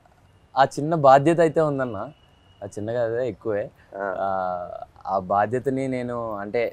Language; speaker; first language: Telugu; native; Telugu